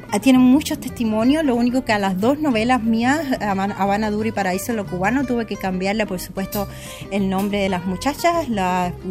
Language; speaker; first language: Spanish; native; Spanish